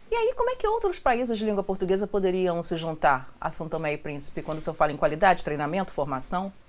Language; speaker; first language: Portuguese; native; Portuguese